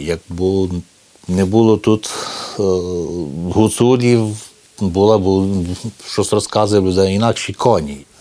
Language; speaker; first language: Ukrainian; early bilingual, heritage; Ukrainian